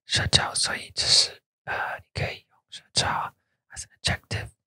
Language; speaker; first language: Chinese; non-native, learner; English